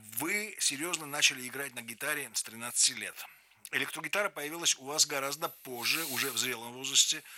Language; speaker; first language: Russian; native; Russian